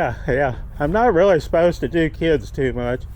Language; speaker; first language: English; native; English